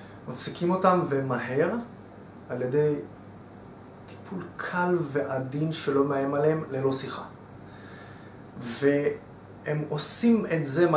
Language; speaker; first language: Hebrew; native; Hebrew